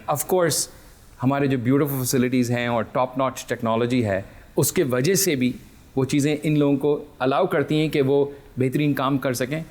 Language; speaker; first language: Urdu; early bilingual, heritage; Urdu